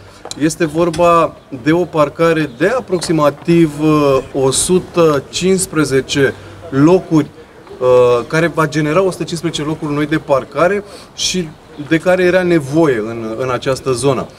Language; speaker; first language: Romanian; native; Romanian